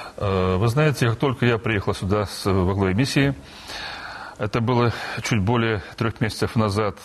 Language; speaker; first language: Russian; non-native, local second language; Romanian